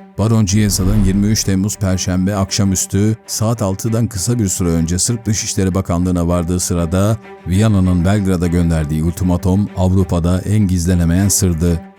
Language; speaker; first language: Turkish; native; Turkish